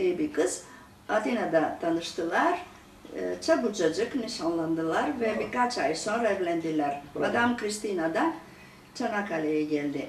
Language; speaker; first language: Turkish; non-native, local second language; Greek